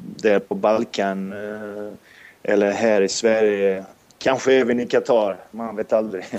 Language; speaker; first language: Swedish; non-native, fluent; Serbian